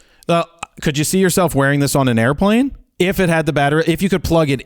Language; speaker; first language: English; native; English